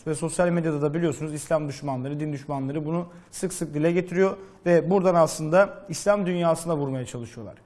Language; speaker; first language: Turkish; native; Turkish